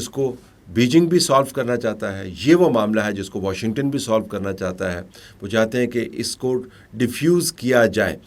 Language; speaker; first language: Urdu; native; Urdu